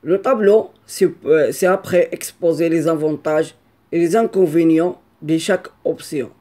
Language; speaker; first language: French; non-native, local second language; Arabic